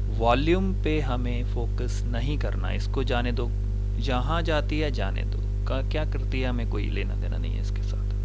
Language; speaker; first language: Hindi; non-native, local second language; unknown